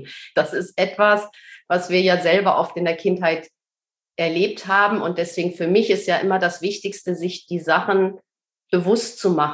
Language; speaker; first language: German; native; German